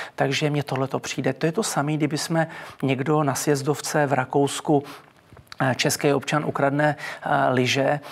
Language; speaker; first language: Czech; early bilingual, heritage; Czech